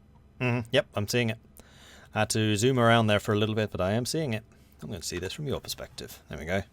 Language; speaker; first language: English; native; English